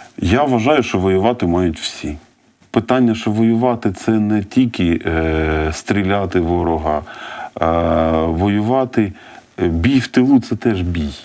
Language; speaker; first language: Ukrainian; non-native, local second language; Russian